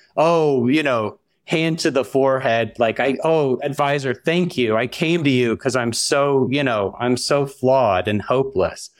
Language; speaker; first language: English; native; English